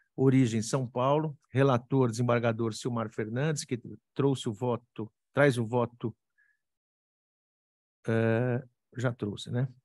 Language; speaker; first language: Portuguese; native; Portuguese